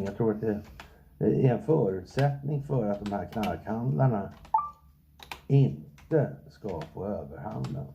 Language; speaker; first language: Swedish; native; Swedish